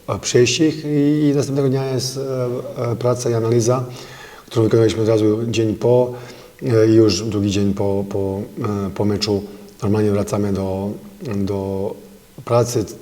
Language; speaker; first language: Polish; non-native, fluent; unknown